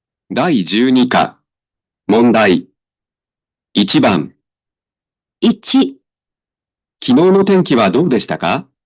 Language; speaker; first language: Japanese; non-native, learner; Indonesian